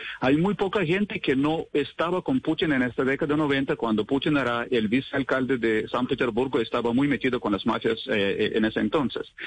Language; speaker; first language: Spanish; non-native, fluent; Russian